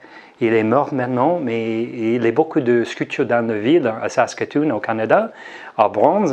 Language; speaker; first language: French; non-native, learner; English